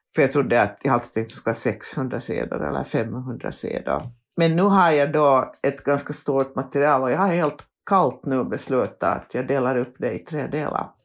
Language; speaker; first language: Swedish; native; Swedish